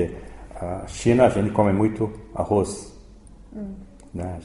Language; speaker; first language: Portuguese; early bilingual, other home language; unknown